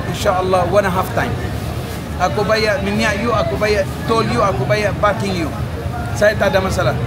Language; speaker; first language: Malay; non-native, fluent; Arabic